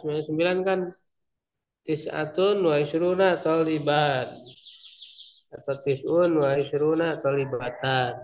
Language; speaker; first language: Arabic; non-native, fluent; Indonesian